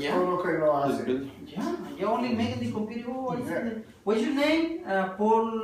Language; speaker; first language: English; non-native, learner; Spanish